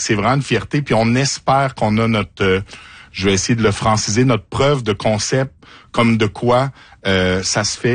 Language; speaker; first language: French; native; French